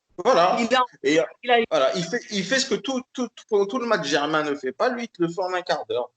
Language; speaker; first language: French; native; French